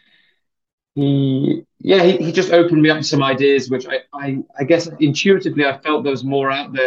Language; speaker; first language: English; native; English